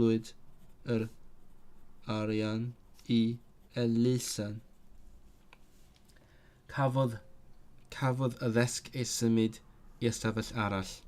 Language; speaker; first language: Welsh; non-native, learner; Cantonese